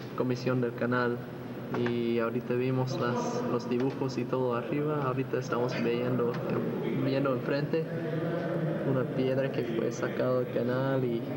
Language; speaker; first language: Spanish; non-native, fluent; English